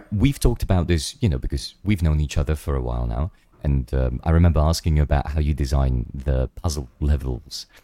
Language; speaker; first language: English; non-native, fluent; Czech